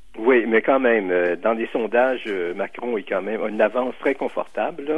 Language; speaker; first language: French; native; French